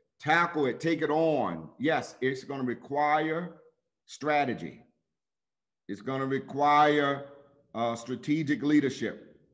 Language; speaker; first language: English; native; English